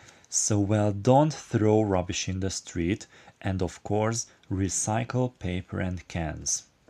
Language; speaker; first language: English; non-native, fluent; Hungarian